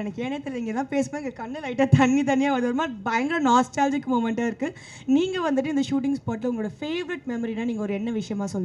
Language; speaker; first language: Tamil; native; Tamil